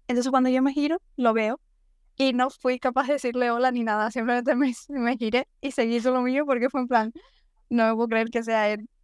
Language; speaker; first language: Spanish; native; Spanish